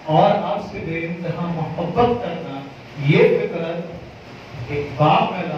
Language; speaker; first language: Urdu; native; Urdu